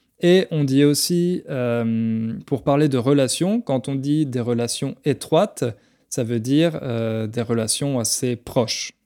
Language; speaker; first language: French; native; French